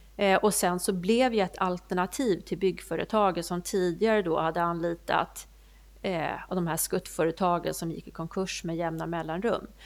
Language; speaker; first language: Swedish; native; Swedish